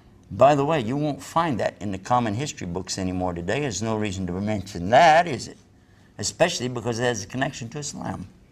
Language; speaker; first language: English; native; English